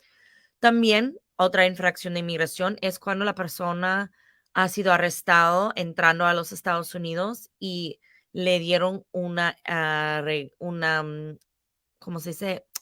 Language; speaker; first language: Spanish; non-native, fluent; English